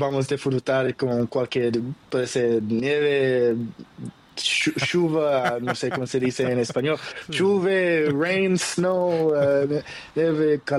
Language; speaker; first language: Spanish; non-native, learner; Portuguese